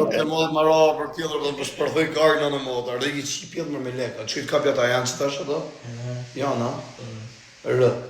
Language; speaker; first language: Albanian; native; Albanian